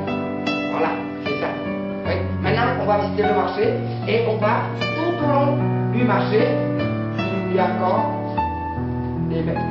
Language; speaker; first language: French; non-native, learner; Vietnamese